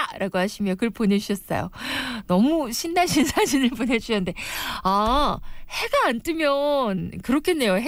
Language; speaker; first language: Korean; native; Korean